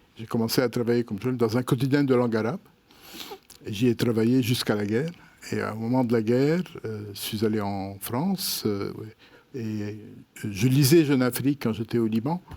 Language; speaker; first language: French; non-native, local second language; Arabic